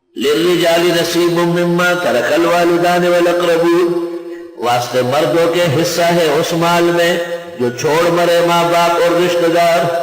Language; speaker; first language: Urdu; non-native, local second language; Pashto